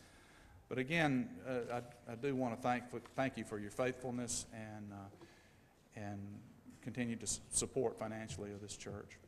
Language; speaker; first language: English; native; English